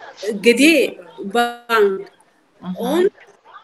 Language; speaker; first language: Russian; non-native, learner; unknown